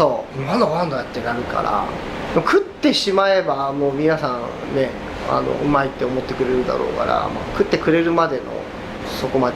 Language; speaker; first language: Japanese; native; Japanese